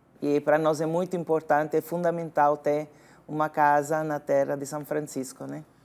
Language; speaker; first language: Portuguese; non-native, fluent; Italian